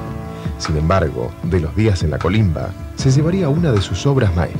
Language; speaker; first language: Spanish; native; Spanish